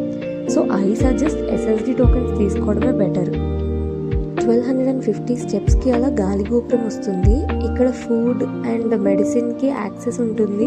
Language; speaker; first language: Telugu; native; Telugu